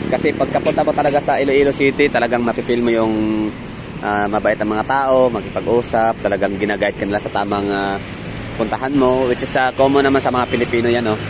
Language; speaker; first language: Filipino; non-native, local second language; Cebuano